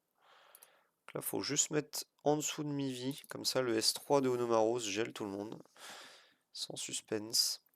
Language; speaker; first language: French; native; French